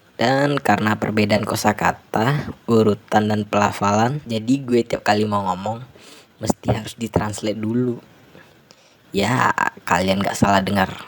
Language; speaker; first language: Indonesian; non-native, local second language; Minangkabau